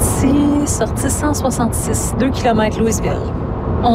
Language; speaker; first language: French; native; French